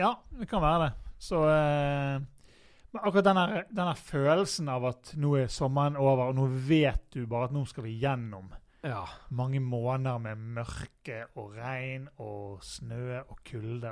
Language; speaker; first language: Norwegian; native; Norwegian